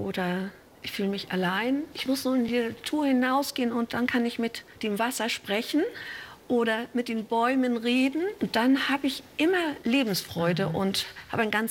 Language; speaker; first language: German; native; German